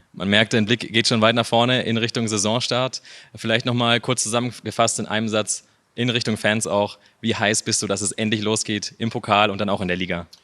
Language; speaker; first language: German; native; German